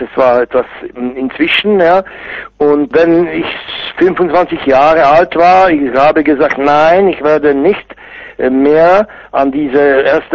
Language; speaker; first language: German; non-native, fluent; Czech